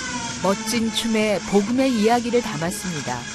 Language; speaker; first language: Korean; native; Korean